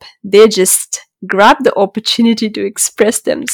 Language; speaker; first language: English; non-native, local second language; Urdu